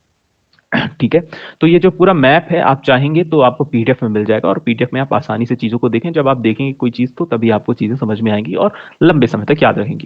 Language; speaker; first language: Hindi; native; Hindi